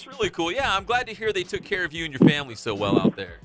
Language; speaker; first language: English; native; English